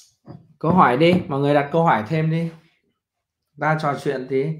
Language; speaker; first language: Vietnamese; native; Vietnamese